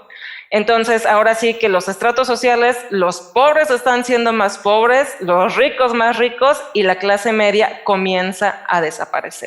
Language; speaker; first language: Spanish; native; Spanish